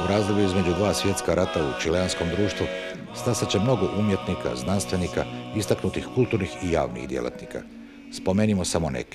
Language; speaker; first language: Bosnian; native; Bosnian